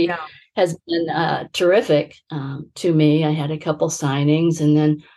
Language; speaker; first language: English; native; English